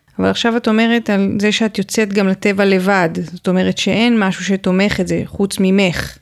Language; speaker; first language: Hebrew; native; Hebrew